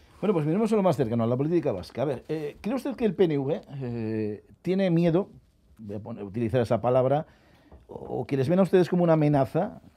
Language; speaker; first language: Spanish; native; Spanish